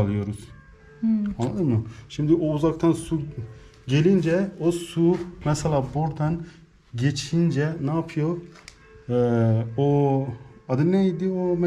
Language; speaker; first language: Turkish; non-native, learner; Persian